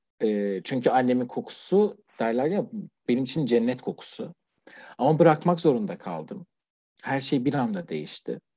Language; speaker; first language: Turkish; non-native, fluent; Persian